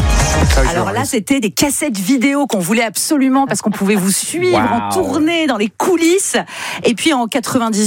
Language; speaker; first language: French; native; French